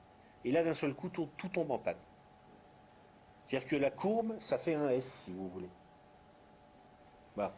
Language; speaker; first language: French; native; French